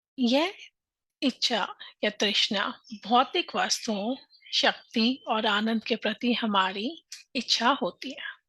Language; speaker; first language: Hindi; native; Hindi